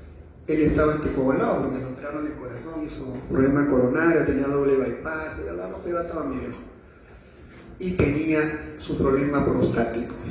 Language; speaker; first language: Spanish; native; Spanish